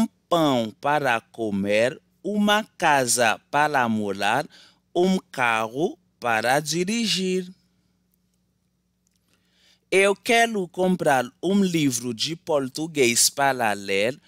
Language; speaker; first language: Portuguese; non-native, learner; Haitian Creole